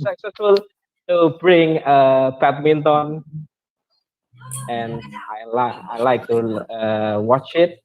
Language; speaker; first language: English; non-native, learner; Indonesian